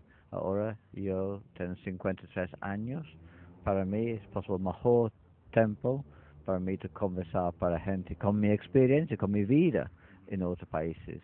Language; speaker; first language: Spanish; non-native, learner; English